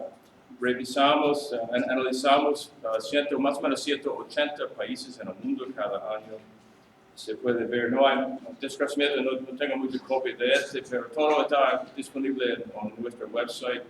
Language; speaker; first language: Spanish; non-native, learner; English